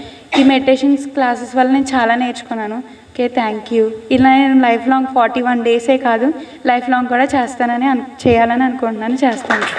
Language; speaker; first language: Telugu; native; Telugu